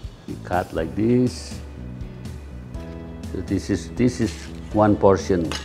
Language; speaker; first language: English; non-native, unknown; Indonesian